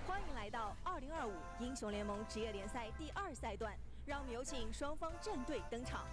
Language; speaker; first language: Chinese; native; Chinese